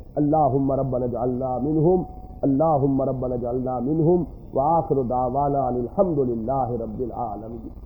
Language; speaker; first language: Urdu; native; Urdu